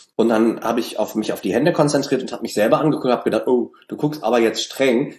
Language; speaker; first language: German; native; German